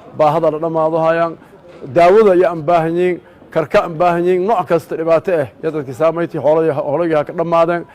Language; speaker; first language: Somali; non-native, local second language; Maay